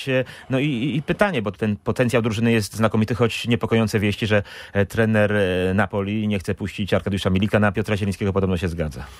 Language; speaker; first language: Polish; native; Polish